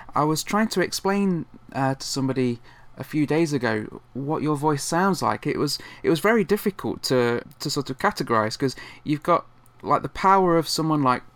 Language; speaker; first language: English; native; English